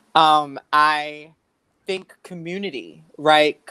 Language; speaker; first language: English; native; English